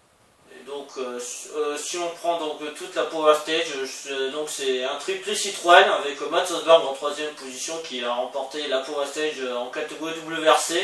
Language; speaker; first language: French; native; French